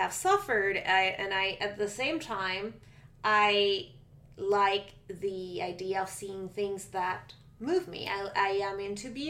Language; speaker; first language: English; non-native, fluent; Spanish